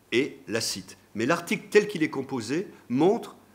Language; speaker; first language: French; native; French